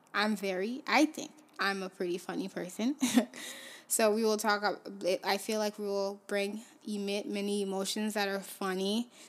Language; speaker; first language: English; early bilingual, other home language; Haitian Creole